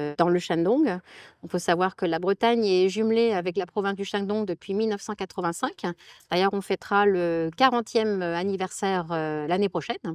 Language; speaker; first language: French; native; French